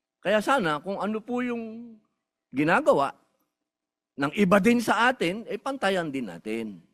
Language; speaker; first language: Filipino; native; Filipino